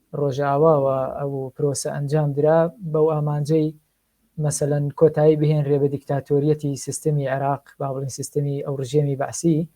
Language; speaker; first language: Central Kurdish; native; Central Kurdish